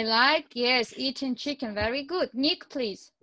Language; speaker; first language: English; non-native, fluent; Russian